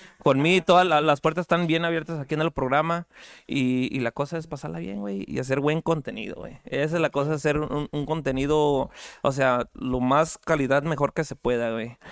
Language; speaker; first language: Spanish; early bilingual, heritage; Spanish